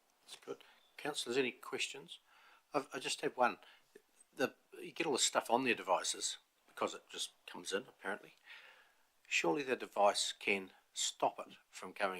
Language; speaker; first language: English; native; English